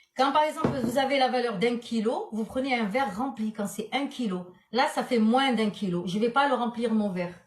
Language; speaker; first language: French; non-native, local second language; Arabic